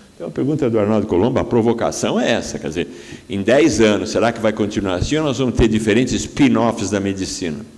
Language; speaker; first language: Portuguese; native; Portuguese